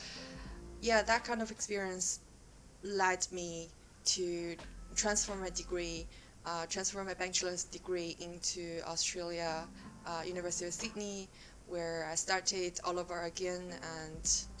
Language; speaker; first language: English; non-native, fluent; Chinese